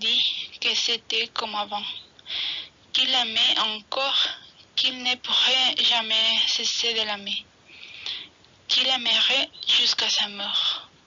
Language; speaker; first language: French; non-native, learner; Spanish